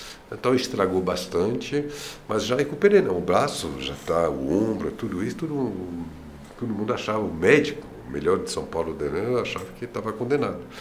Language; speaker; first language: Portuguese; non-native, fluent; French